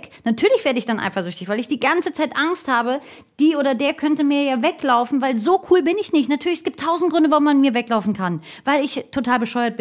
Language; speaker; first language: German; native; German